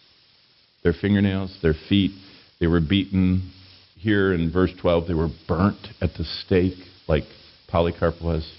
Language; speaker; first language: English; native; English